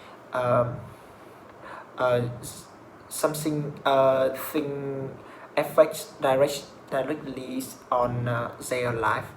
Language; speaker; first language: English; non-native, learner; Vietnamese